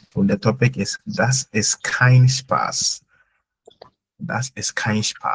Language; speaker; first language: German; non-native, fluent; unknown